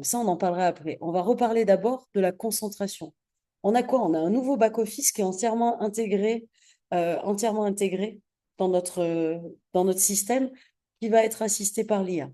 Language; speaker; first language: French; native; French